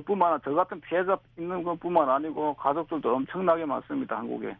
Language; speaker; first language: Korean; native; Korean